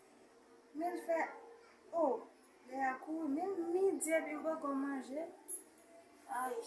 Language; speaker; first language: French; non-native, learner; Haitian Creole